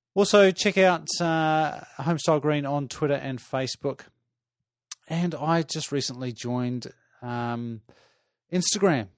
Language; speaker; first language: English; native; English